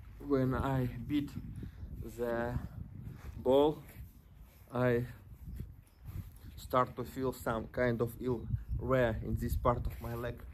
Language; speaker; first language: English; non-native, learner; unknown